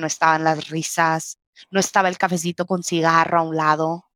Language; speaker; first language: Spanish; early bilingual, other home language; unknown